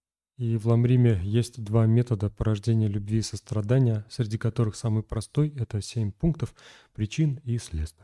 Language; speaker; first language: Russian; native; Russian